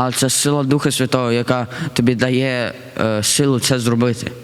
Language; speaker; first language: Ukrainian; early bilingual, heritage; Ukrainian